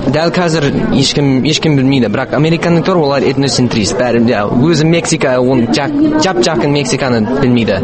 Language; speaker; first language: Kazakh; non-native, learner; English